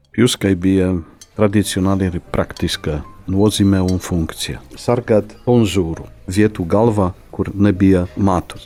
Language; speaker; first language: Latvian; non-native, fluent; Polish